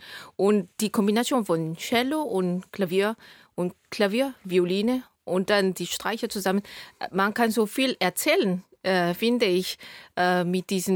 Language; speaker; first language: German; non-native, fluent; Korean